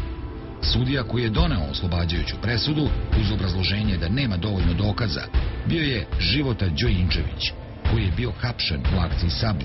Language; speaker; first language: Serbian; native; Serbian